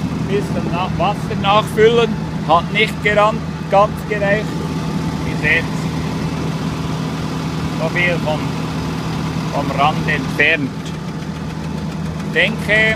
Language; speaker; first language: German; native; German